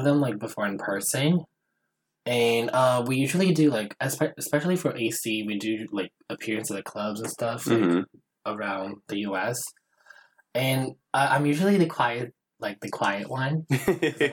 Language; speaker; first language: English; non-native, fluent; Portuguese